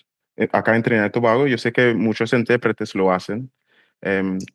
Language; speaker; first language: Spanish; non-native, fluent; English